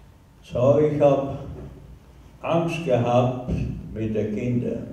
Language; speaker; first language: German; non-native, learner; Hungarian